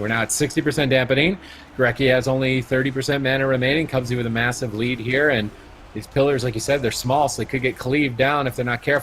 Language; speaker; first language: English; native; English